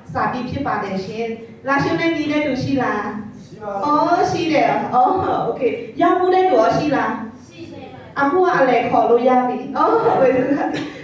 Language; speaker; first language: Burmese; non-native, local second language; Shan